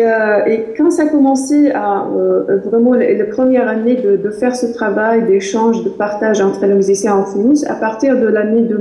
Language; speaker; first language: French; non-native, fluent; Arabic